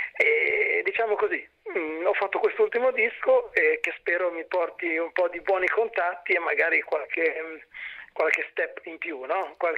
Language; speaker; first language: Italian; native; Italian